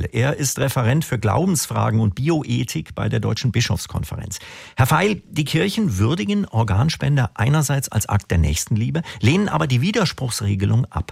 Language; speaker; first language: German; native; German